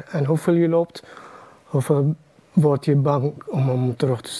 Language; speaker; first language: Dutch; non-native, learner; Arabic